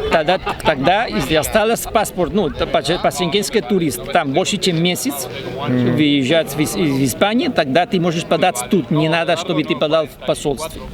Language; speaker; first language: Russian; non-native, fluent; Spanish